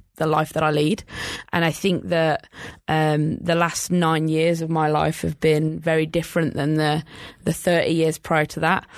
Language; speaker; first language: English; native; English